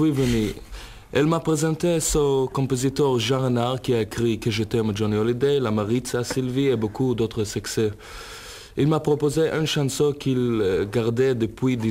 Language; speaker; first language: French; non-native, learner; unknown